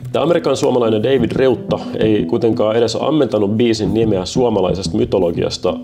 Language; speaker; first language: Finnish; native; Finnish